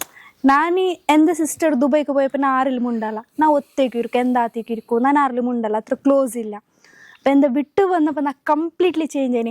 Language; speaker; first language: Malayalam; non-native, local second language; Hindi